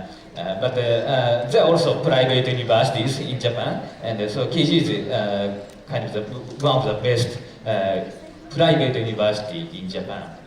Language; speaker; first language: English; non-native, fluent; Japanese